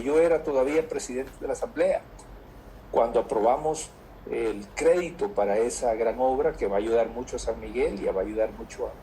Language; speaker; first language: Spanish; native; Spanish